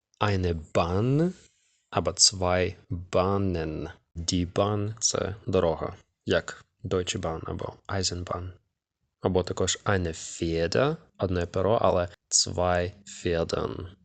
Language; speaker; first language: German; non-native, fluent; Ukrainian